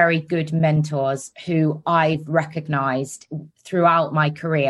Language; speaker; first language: English; native; English